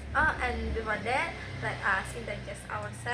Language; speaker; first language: English; non-native, learner; Indonesian